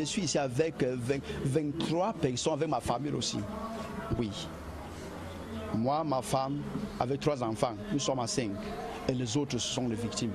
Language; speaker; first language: French; non-native, local second language; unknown